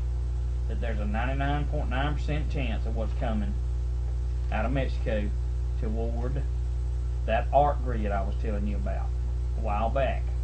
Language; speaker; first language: English; native; English